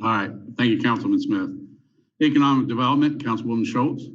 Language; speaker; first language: English; native; English